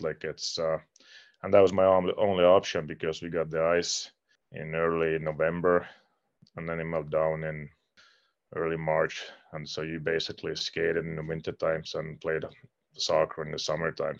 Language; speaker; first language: English; non-native, fluent; Finnish